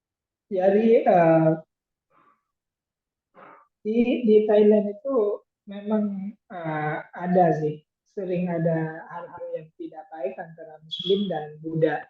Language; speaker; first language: Indonesian; non-native, fluent; Thai